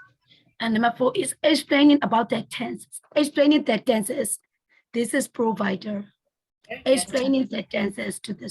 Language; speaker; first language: English; non-native, learner; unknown